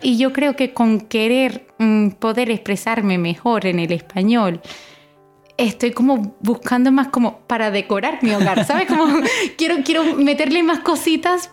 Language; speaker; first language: Spanish; early bilingual, heritage; Spanish